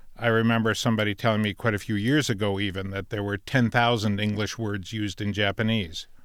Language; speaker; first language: English; native; English